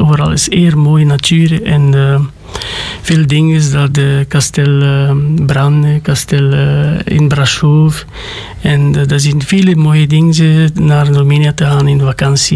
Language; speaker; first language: Dutch; non-native, learner; Romanian